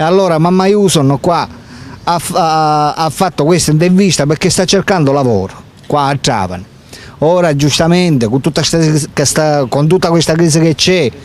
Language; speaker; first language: Italian; native; Italian